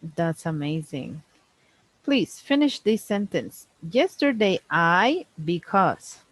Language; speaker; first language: English; non-native, fluent; Spanish